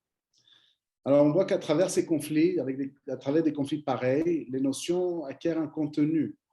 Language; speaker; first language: French; non-native, fluent; Greek